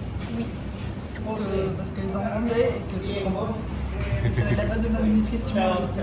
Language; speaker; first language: French; native; French